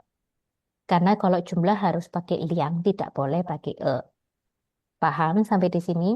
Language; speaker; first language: Indonesian; native; Indonesian